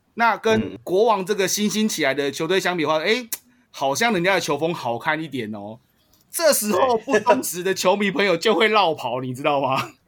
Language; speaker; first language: Chinese; native; Chinese